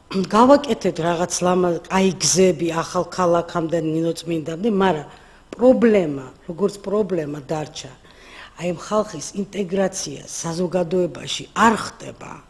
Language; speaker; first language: Georgian; non-native, local second language; Armenian